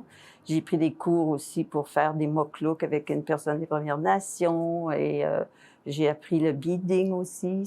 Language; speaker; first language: French; native; French